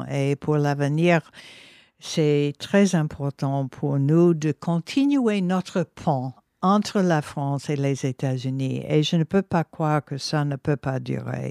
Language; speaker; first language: French; non-native, fluent; English